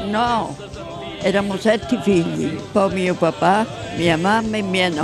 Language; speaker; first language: Italian; non-native, local second language; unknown